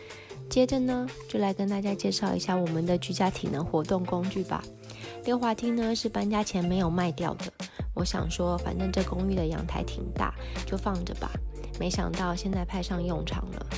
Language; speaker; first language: Chinese; native; Chinese